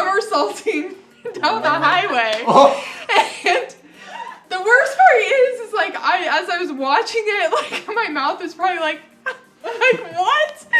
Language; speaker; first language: English; native; English